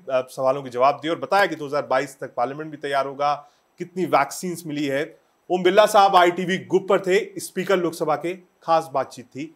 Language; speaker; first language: Hindi; native; Hindi